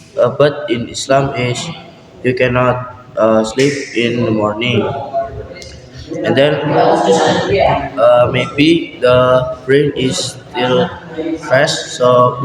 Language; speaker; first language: English; non-native, learner; Indonesian